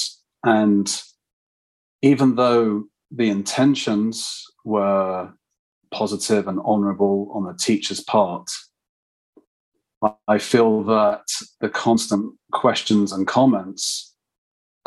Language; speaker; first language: English; native; English